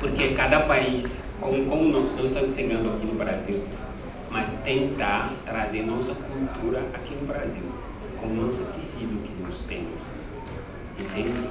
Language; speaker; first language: Portuguese; non-native, learner; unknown